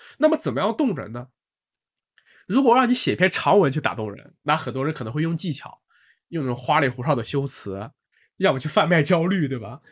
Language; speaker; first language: Chinese; native; Chinese